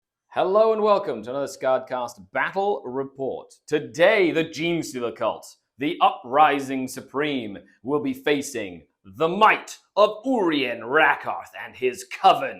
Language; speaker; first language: English; native; English